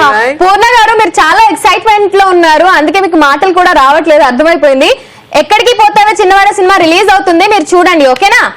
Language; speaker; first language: Telugu; native; Telugu